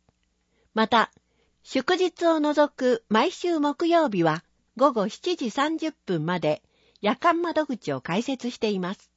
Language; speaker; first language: Japanese; native; Japanese